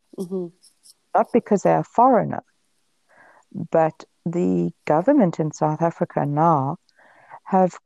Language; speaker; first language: English; native; English